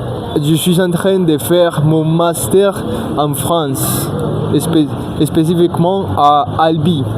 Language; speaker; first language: French; non-native, learner; Spanish